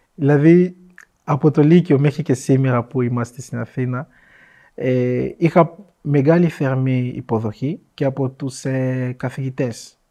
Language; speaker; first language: Greek; non-native, fluent; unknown